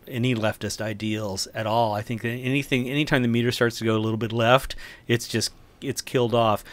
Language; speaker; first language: English; native; English